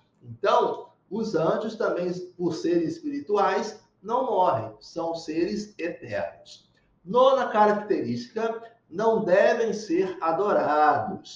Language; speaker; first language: Portuguese; native; Portuguese